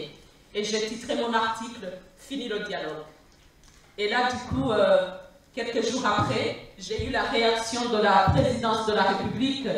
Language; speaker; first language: French; non-native, local second language; Rundi